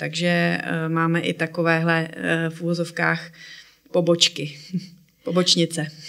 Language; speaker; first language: Czech; native; Czech